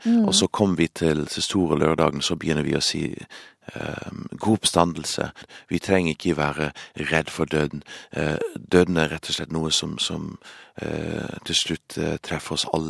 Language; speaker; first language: Norwegian; non-native, fluent; English